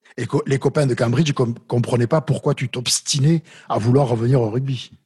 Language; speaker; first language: French; native; French